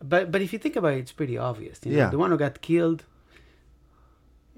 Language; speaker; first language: English; non-native, fluent; Hebrew